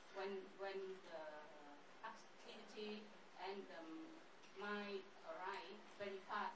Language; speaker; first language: English; non-native, learner; Vietnamese